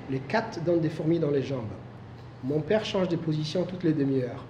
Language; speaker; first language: French; non-native, local second language; Somali